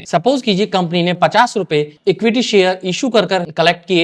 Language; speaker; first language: Hindi; native; Hindi